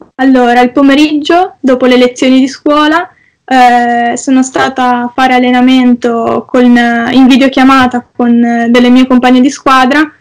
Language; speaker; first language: Italian; native; Italian